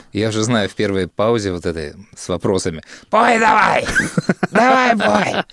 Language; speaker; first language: Russian; native; Russian